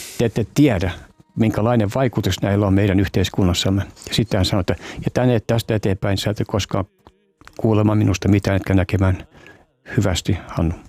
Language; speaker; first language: Finnish; native; Finnish